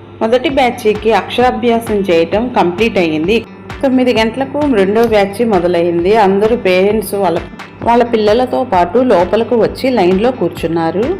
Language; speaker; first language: Telugu; native; Telugu